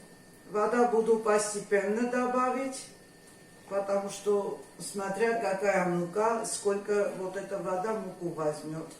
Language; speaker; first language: Russian; non-native, fluent; Armenian